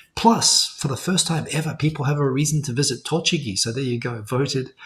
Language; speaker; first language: English; native; English